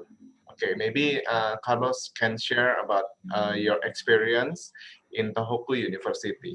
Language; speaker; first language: English; non-native, learner; Indonesian